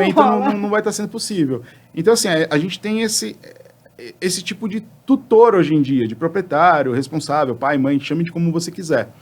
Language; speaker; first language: Portuguese; native; Portuguese